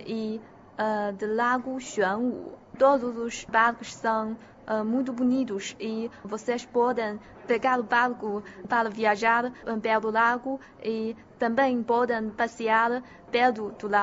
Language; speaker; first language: Portuguese; non-native, fluent; Chinese